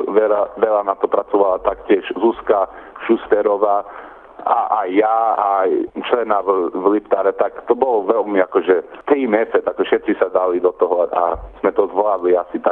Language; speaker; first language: Slovak; early bilingual, heritage; Slovak